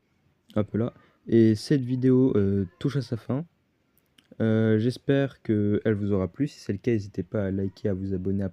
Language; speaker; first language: French; native; French